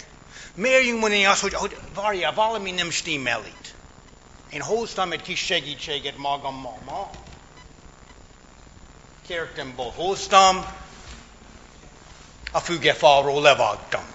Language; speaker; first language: Hungarian; non-native, fluent; English